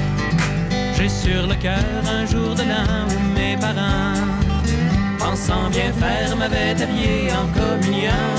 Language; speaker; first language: French; native; French